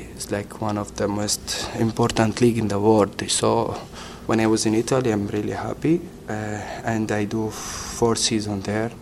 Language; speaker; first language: English; non-native, learner; Arabic